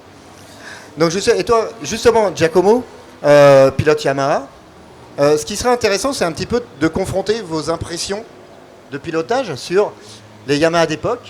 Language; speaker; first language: French; native; French